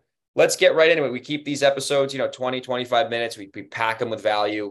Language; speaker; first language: English; native; English